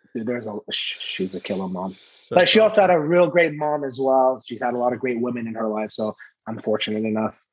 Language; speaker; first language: English; early bilingual, other home language; Persian